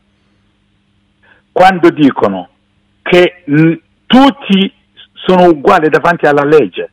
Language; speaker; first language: Italian; non-native, fluent; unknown